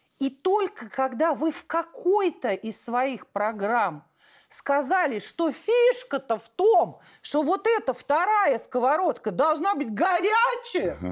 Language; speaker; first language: Russian; native; Russian